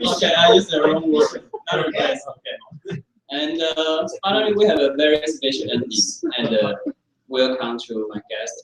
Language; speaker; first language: English; non-native, fluent; Chinese